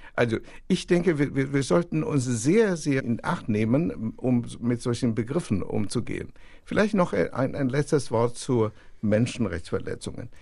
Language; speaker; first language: German; non-native, fluent; Chinese